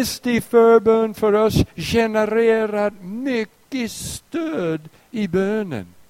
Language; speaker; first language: Swedish; non-native, fluent; English